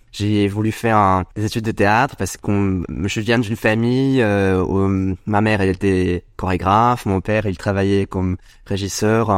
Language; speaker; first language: French; non-native, fluent; Polish